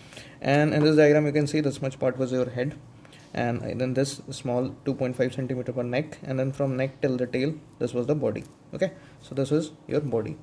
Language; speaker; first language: English; non-native, local second language; Hindi